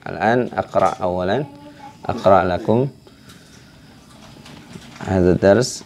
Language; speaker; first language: Arabic; non-native, fluent; Indonesian